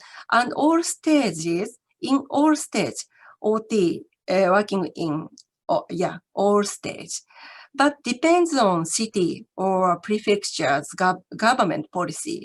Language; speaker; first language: English; non-native, learner; Japanese